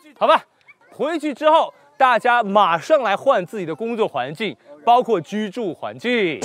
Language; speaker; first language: Chinese; native; Chinese